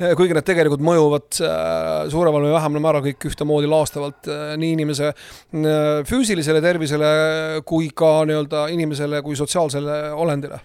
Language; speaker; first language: Estonian; native; Estonian